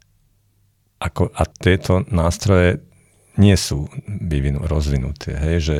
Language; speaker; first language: Slovak; non-native, local second language; Hungarian